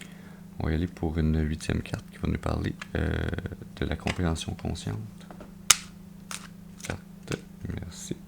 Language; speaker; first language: French; native; French